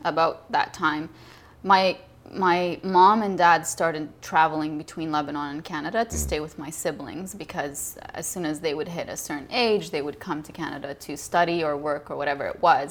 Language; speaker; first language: English; non-native, fluent; Arabic